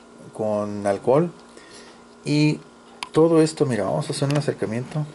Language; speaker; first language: Spanish; native; Spanish